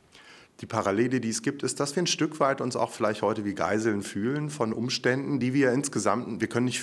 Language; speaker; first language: German; native; German